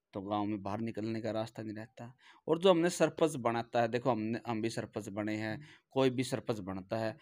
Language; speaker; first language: Hindi; native; Hindi